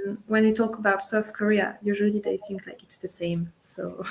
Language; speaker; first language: English; non-native, fluent; French